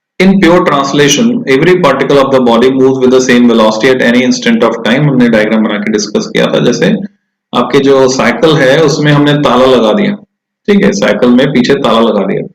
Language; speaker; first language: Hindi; native; Hindi